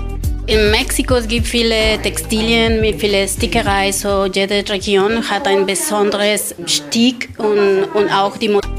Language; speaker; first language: German; non-native, learner; Spanish